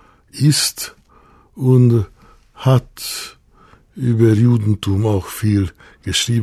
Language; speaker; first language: German; non-native, fluent; Hungarian